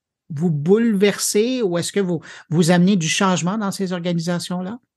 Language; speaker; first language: French; native; French